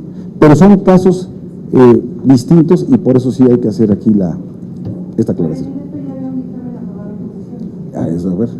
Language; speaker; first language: Spanish; native; Spanish